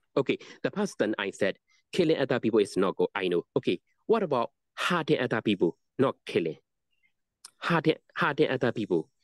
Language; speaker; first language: English; non-native, learner; Burmese